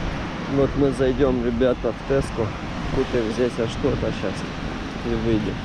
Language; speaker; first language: Russian; non-native, fluent; Romanian